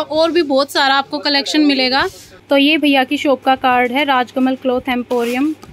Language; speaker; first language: Hindi; native; Hindi